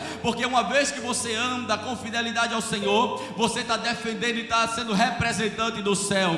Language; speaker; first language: Portuguese; native; Portuguese